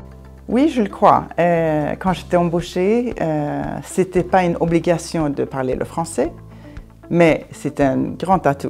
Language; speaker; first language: French; non-native, fluent; Swedish